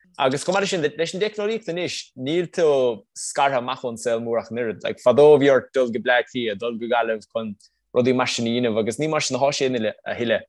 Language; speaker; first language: Irish; native; Irish